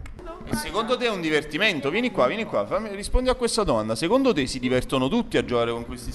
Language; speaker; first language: Italian; native; Italian